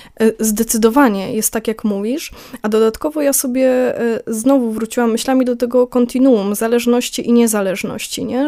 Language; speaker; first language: Polish; native; Polish